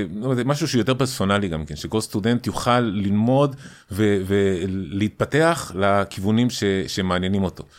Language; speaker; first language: Hebrew; non-native, fluent; Spanish